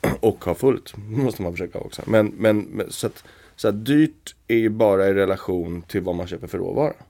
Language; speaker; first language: Swedish; native; Swedish